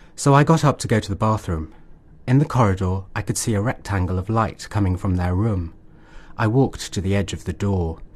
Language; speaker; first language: English; native; English